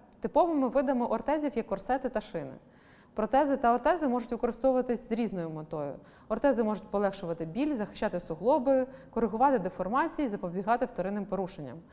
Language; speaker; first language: Ukrainian; native; Ukrainian